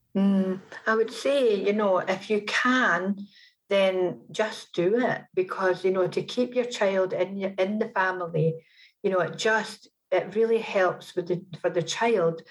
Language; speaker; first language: English; native; English